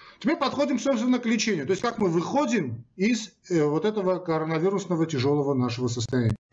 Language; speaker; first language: Russian; non-native, local second language; Armenian